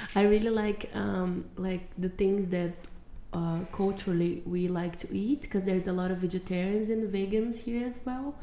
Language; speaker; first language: English; non-native, fluent; Portuguese